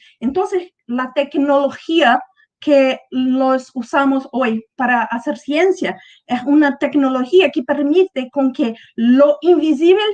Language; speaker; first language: Spanish; non-native, learner; Portuguese